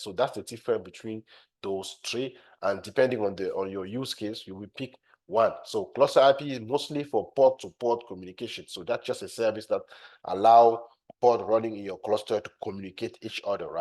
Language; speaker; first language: English; non-native, fluent; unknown